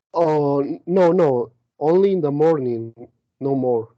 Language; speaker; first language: English; non-native, learner; Spanish